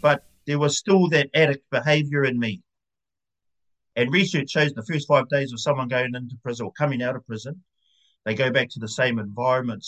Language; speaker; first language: English; native; English